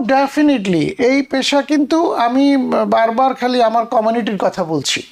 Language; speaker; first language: Bangla; native; Bangla